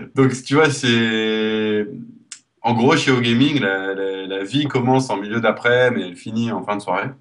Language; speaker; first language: French; native; French